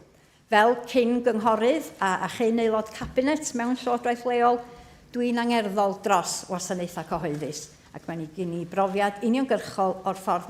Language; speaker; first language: Welsh; native; Welsh